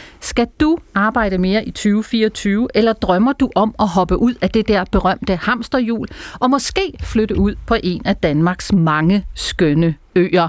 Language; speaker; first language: Danish; native; Danish